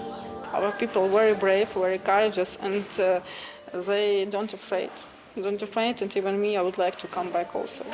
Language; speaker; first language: English; non-native, fluent; Ukrainian